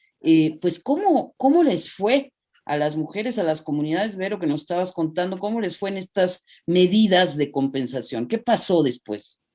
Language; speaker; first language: Spanish; native; Spanish